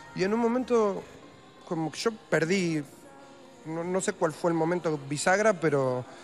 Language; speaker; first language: Spanish; native; Spanish